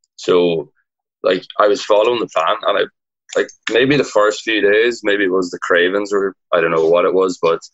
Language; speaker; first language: English; native; English